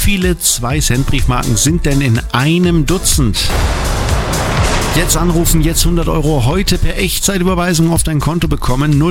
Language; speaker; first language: German; native; German